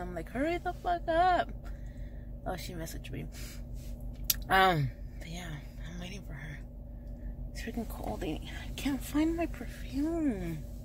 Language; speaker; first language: English; early bilingual, other home language; Spanish